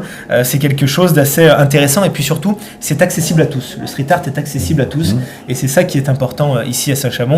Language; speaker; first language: French; native; French